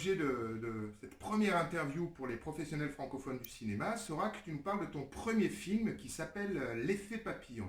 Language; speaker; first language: French; native; French